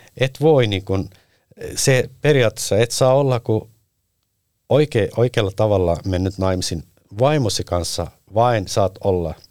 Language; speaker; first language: Finnish; non-native, fluent; Turkish